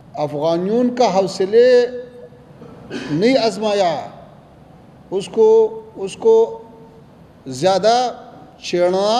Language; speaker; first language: Hindi; non-native, learner; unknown